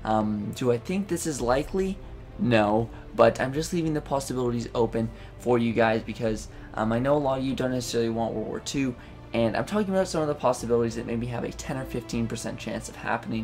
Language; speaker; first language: English; native; English